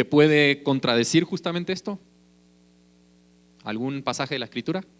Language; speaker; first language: Spanish; native; Spanish